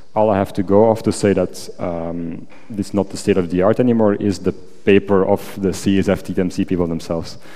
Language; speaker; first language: English; non-native, fluent; Dutch